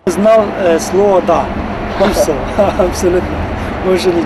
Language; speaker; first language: Ukrainian; non-native, learner; Turkish